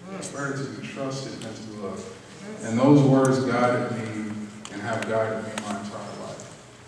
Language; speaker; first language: English; native; English